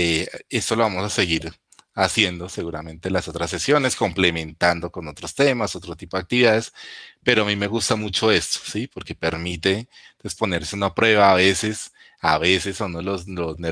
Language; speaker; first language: Spanish; native; Spanish